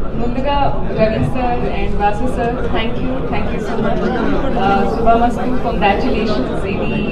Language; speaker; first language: Telugu; non-native, learner; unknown